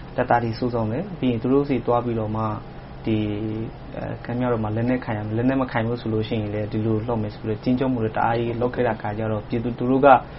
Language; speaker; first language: Burmese; non-native, local second language; Rohingya